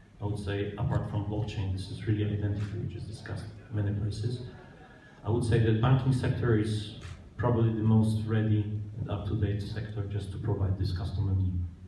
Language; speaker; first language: English; non-native, fluent; Polish